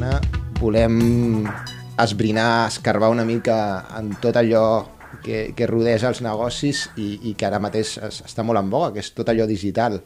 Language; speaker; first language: Catalan; native; Catalan